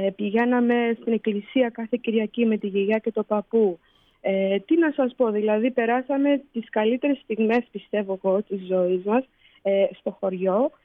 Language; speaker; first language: Greek; early bilingual, heritage; Greek